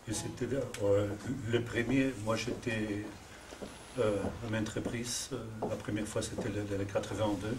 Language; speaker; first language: French; non-native, fluent; Spanish